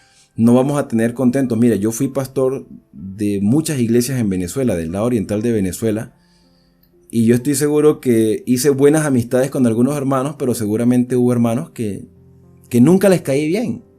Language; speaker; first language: Spanish; native; Spanish